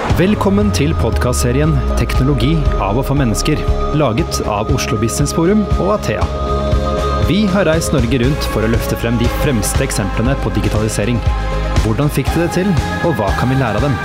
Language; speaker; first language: Norwegian; native; Norwegian